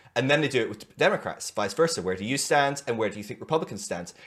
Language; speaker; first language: English; native; English